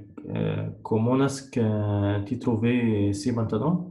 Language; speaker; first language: French; non-native, learner; Arabic